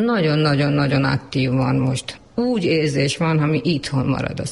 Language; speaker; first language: Hungarian; non-native, learner; Urdu